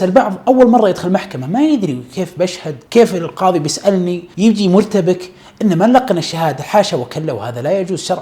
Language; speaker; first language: Arabic; native; Arabic